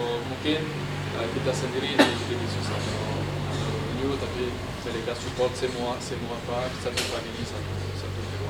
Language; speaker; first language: Indonesian; non-native, fluent; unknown